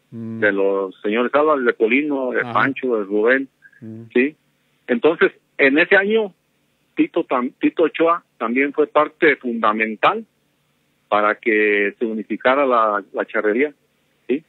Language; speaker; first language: Spanish; native; Spanish